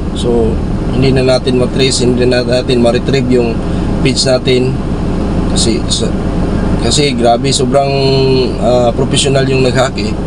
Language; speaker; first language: Filipino; non-native, local second language; Cebuano